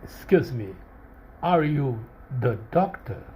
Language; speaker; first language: English; non-native, learner; Portuguese